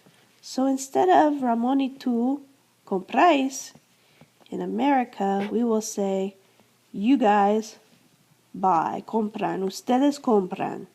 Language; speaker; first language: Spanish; non-native, fluent; English